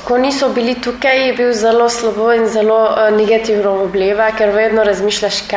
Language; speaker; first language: Slovenian; non-native, learner; Arabic